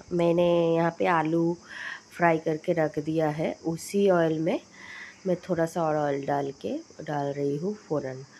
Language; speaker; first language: Hindi; non-native, local second language; Bangla